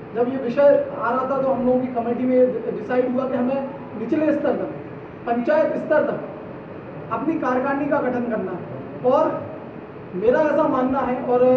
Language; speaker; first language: Hindi; native; Hindi